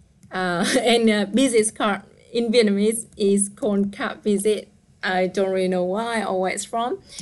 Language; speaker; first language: English; non-native, fluent; Vietnamese